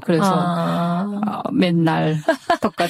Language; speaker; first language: Korean; non-native, fluent; Kyrgyz